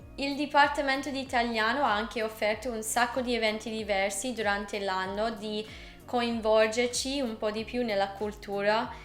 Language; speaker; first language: Italian; non-native, fluent; English